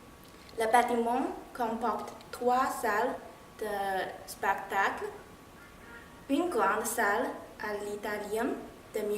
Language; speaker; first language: French; non-native, learner; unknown